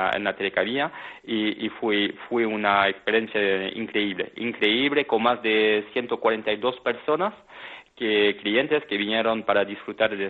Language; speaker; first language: Spanish; non-native, fluent; French